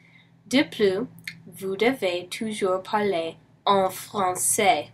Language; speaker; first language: French; non-native, learner; English